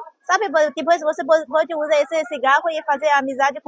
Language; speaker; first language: Portuguese; non-native, fluent; Chinese